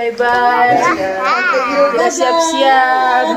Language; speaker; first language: Indonesian; native; Indonesian